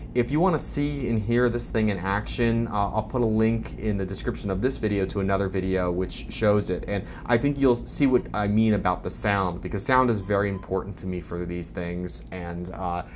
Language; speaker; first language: English; native; English